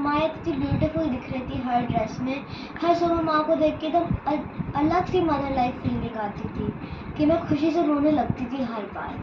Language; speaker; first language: Hindi; native; Hindi